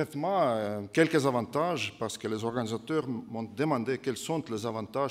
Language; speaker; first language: French; non-native, fluent; Estonian